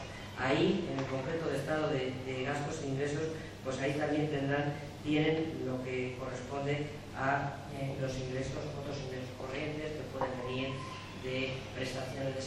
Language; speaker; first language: Spanish; native; Spanish